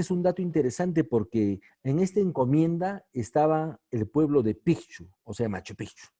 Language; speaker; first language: Spanish; native; Spanish